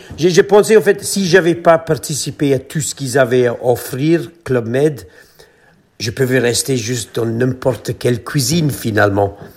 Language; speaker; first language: French; non-native, fluent; English